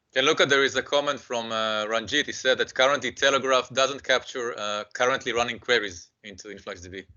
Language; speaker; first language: English; non-native, fluent; Hebrew